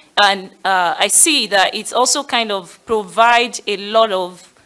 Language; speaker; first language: English; non-native, local second language; Yoruba